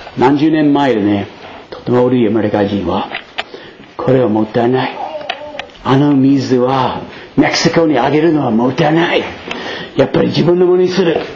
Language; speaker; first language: Japanese; non-native, fluent; English